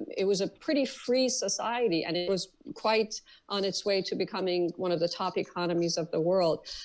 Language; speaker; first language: English; early bilingual, other home language; Persian